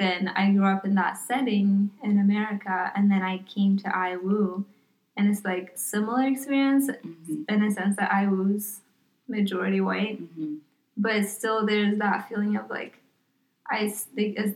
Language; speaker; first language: English; non-native, fluent; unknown